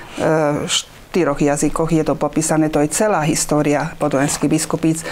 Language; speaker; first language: Slovak; non-native, local second language; Hungarian